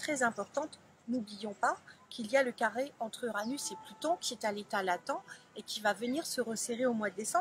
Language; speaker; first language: French; native; French